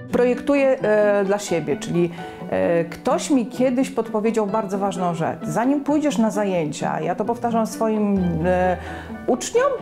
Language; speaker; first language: Polish; native; Polish